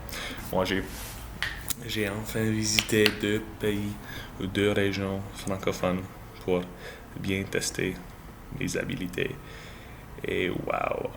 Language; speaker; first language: French; non-native, learner; English